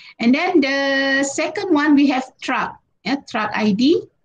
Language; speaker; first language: English; non-native, local second language; Malay